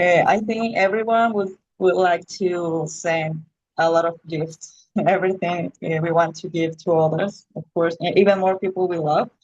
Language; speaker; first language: English; non-native, learner; Spanish